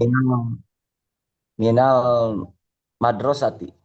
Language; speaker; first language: Arabic; non-native, learner; Indonesian